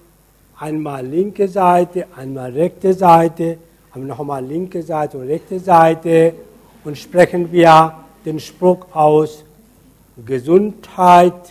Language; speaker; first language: German; non-native, fluent; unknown